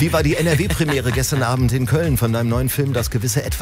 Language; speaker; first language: German; native; German